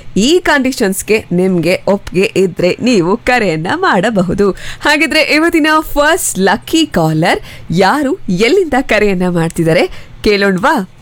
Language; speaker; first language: Kannada; native; Kannada